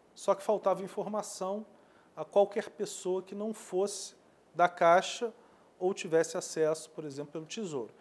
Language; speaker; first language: Portuguese; native; Portuguese